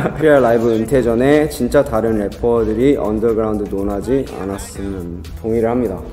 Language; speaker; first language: Korean; early bilingual, heritage; Korean